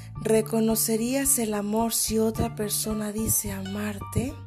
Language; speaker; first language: Spanish; native; Spanish